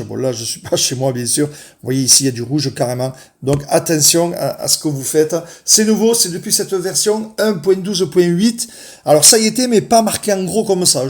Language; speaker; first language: French; native; French